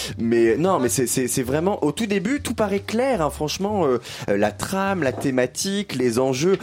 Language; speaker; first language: French; native; French